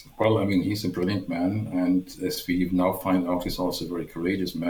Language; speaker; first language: English; non-native, fluent; German